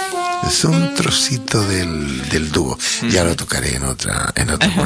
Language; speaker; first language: Spanish; native; Spanish